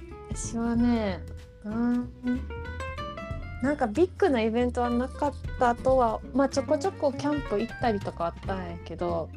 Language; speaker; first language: Japanese; early bilingual, heritage; Japanese